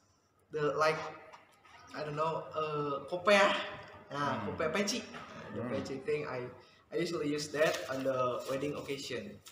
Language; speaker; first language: English; non-native, fluent; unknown